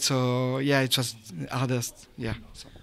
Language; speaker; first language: English; non-native, learner; French